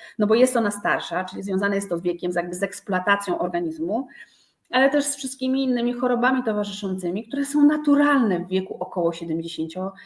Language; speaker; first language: Polish; native; Polish